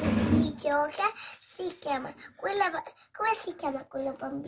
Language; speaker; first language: Italian; early bilingual, other home language; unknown